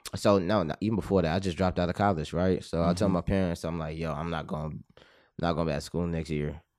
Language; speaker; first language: English; native; English